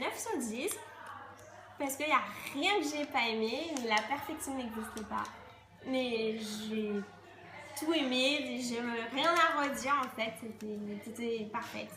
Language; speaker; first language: French; native; French